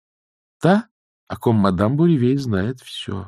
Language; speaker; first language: Russian; native; Russian